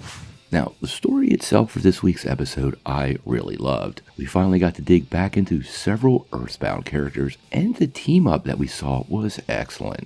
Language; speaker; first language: English; native; English